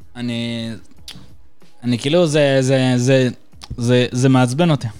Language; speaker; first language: Hebrew; early bilingual, other home language; Russian